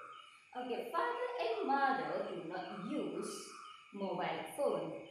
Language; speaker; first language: English; non-native, learner; Indonesian